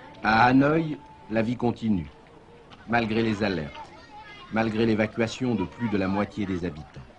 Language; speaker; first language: French; native; French